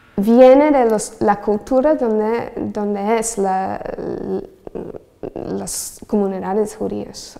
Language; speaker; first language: Spanish; non-native, learner; English